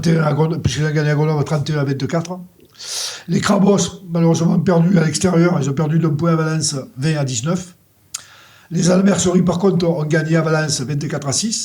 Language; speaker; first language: French; native; French